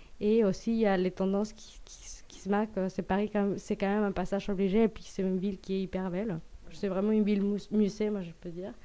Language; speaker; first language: French; non-native, fluent; Spanish